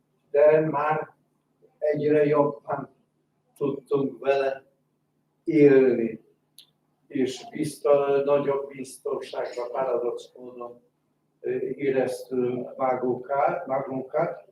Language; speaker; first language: Hungarian; non-native, fluent; Polish